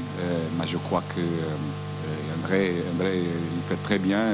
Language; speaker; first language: French; non-native, learner; Portuguese